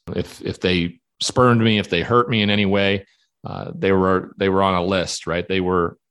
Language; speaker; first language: English; native; English